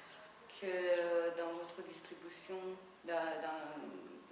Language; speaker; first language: French; non-native, fluent; Romanian